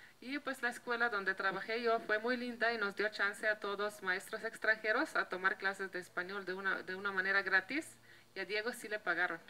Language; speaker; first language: Spanish; non-native, fluent; Slovenian